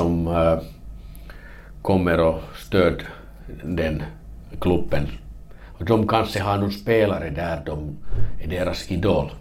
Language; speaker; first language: Swedish; non-native, fluent; Finnish